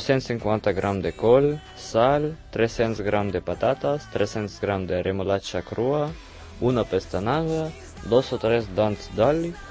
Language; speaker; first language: Catalan; non-native, learner; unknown